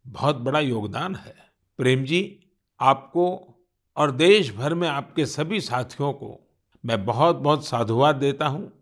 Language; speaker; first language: Hindi; non-native, local second language; Gujarati